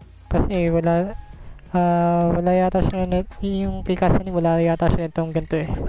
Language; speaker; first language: Filipino; native; Filipino